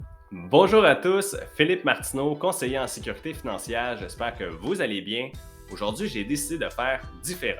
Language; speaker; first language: French; native; French